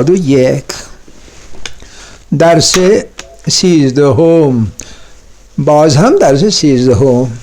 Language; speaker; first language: Persian; non-native, fluent; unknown